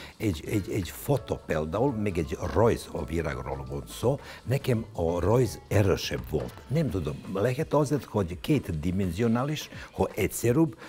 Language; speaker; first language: Hungarian; non-native, learner; Serbian